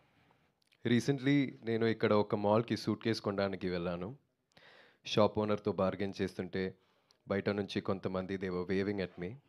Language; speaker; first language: Telugu; non-native, learner; Tamil